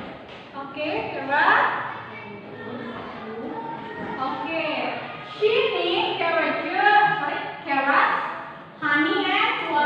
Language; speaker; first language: English; non-native, learner; Indonesian